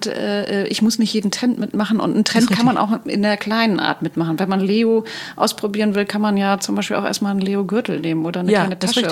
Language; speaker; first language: German; native; German